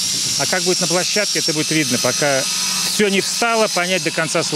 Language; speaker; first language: Russian; native; Russian